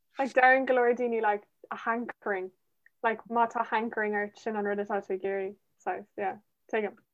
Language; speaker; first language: Irish; non-native, local second language; English